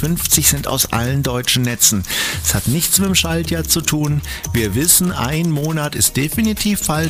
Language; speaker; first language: German; native; German